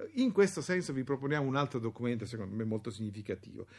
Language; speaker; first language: Italian; native; Italian